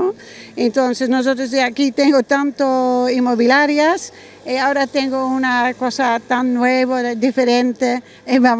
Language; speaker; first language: Spanish; non-native, learner; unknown